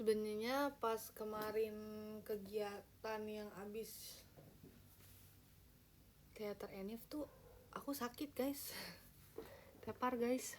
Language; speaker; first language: Indonesian; native; Indonesian